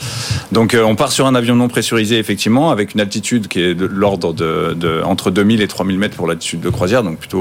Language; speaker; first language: French; native; French